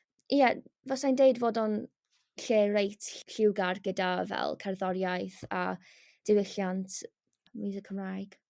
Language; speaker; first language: Welsh; non-native, local second language; English